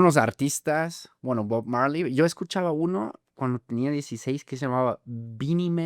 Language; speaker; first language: Spanish; non-native, fluent; German